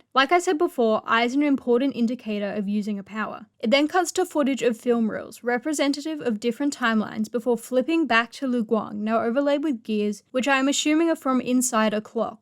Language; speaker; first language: English; native; English